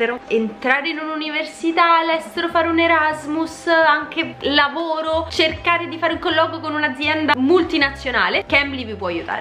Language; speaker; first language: Italian; native; Italian